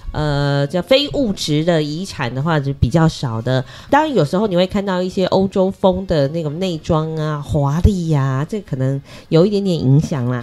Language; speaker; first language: Chinese; native; Chinese